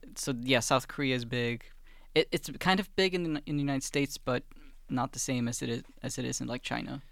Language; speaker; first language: English; early bilingual, other home language; Swedish